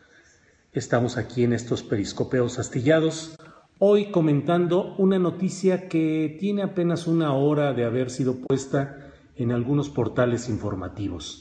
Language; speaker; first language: Spanish; native; Spanish